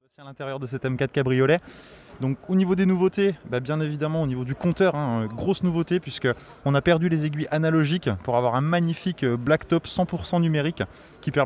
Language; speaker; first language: French; native; French